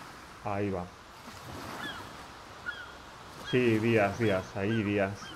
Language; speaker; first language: Spanish; native; Spanish